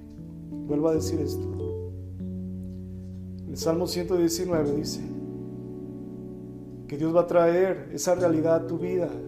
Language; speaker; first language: Spanish; native; Spanish